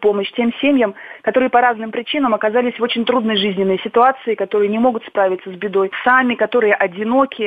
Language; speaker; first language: Russian; native; Russian